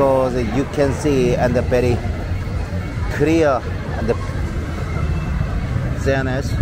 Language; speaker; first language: English; non-native, learner; Korean